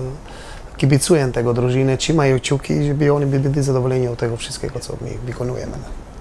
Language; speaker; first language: Polish; non-native, learner; Albanian